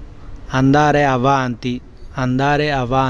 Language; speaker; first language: Italian; non-native, learner; Bangla